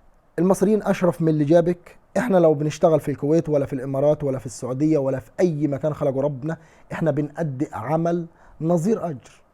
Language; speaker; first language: Arabic; native; Arabic